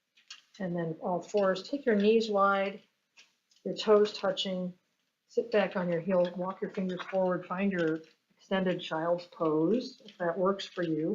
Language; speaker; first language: English; native; English